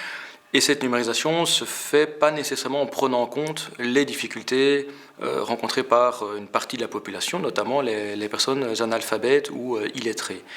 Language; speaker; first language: French; native; French